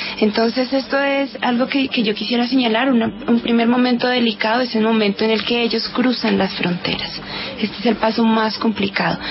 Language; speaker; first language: Spanish; native; Spanish